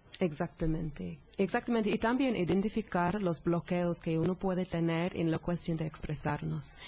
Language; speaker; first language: Spanish; non-native, fluent; English